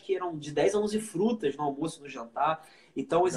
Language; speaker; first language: Portuguese; native; Portuguese